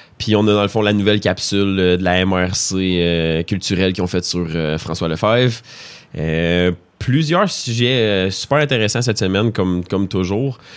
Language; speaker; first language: French; native; French